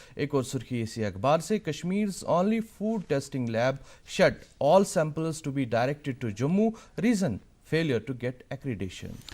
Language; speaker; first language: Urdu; non-native, local second language; Kashmiri